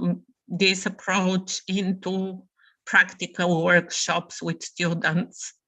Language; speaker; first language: English; non-native, fluent; Bulgarian